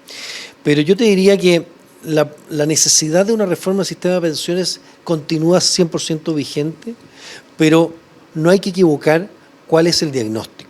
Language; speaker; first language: Spanish; native; Spanish